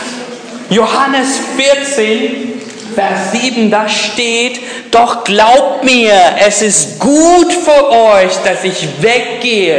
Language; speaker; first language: German; early bilingual, other home language; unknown